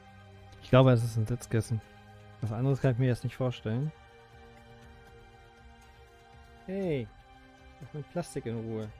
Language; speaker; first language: German; native; German